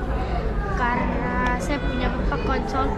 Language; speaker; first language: Indonesian; early bilingual, other home language; English